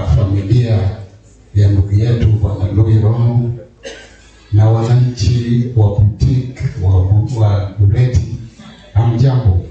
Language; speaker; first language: Swahili; native; Swahili